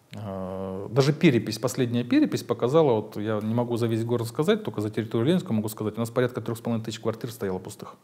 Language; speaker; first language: Russian; native; Russian